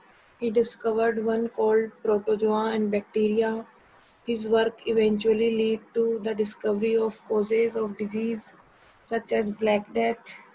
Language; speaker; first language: English; non-native, local second language; Hindi